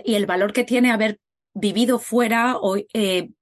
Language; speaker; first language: Spanish; native; Spanish